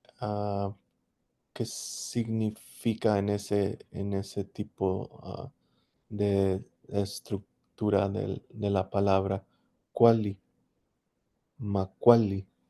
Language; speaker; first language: Spanish; early bilingual, heritage; English